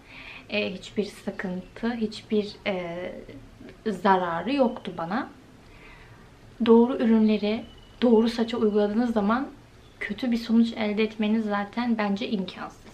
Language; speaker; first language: Turkish; native; Turkish